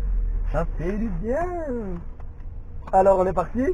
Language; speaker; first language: French; native; French